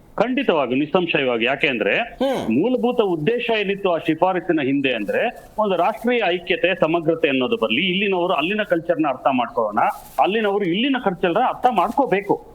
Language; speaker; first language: Kannada; native; Kannada